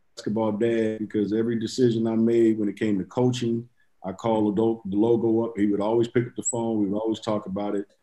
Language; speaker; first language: English; native; English